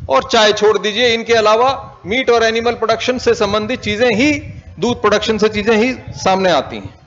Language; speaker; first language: Hindi; native; Hindi